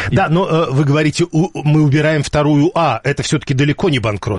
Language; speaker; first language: Russian; native; Russian